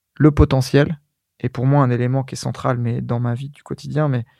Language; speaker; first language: French; native; French